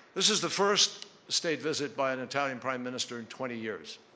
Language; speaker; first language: English; native; English